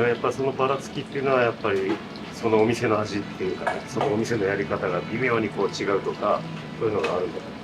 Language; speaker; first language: Japanese; native; Japanese